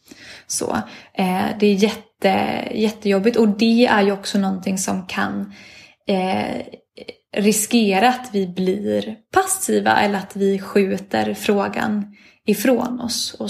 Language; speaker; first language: Swedish; native; Swedish